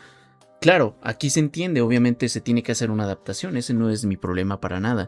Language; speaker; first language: Spanish; native; Spanish